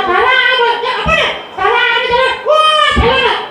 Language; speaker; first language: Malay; non-native, local second language; Balinese